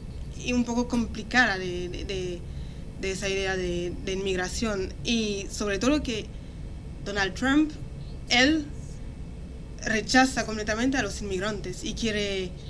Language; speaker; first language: Spanish; non-native, fluent; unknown